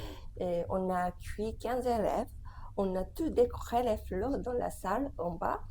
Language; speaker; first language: French; non-native, fluent; Japanese